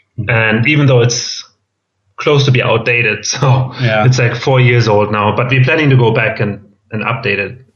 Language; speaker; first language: English; non-native, fluent; German